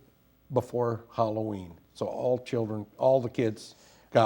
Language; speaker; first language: English; native; English